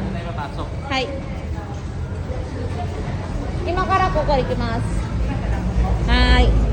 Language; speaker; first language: Japanese; non-native, fluent; Filipino